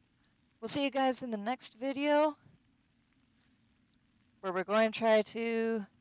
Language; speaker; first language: English; native; English